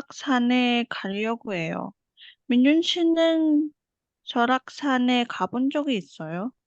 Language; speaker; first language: Korean; non-native, learner; Indonesian